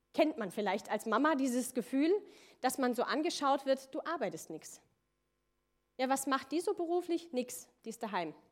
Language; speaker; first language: German; native; German